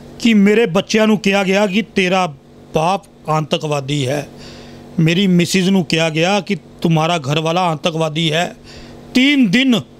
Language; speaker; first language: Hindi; non-native, local second language; Punjabi